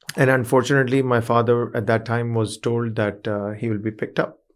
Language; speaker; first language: English; early bilingual, other home language; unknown